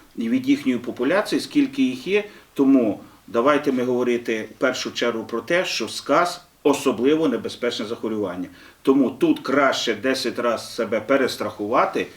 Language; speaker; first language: Ukrainian; native; Ukrainian